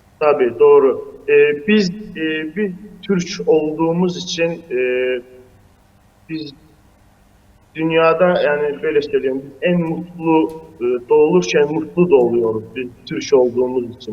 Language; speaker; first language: Turkish; non-native, fluent; Azerbaijani